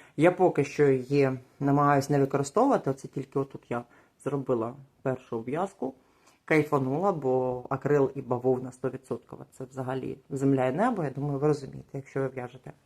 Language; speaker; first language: Ukrainian; non-native, local second language; Russian